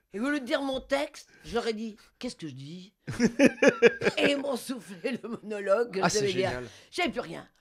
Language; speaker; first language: French; non-native, local second language; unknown